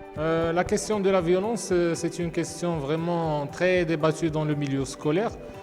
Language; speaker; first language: French; non-native, local second language; Arabic